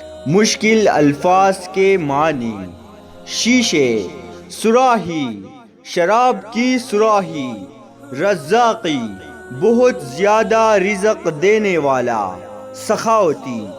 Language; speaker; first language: Urdu; native; Urdu